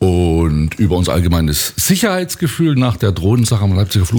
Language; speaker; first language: German; native; German